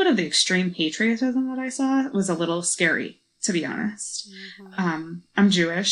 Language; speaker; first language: English; native; English